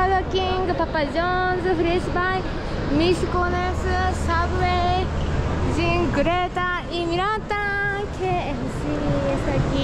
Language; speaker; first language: Spanish; non-native, learner; Japanese